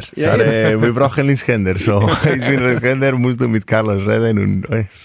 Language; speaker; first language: German; non-native, learner; Spanish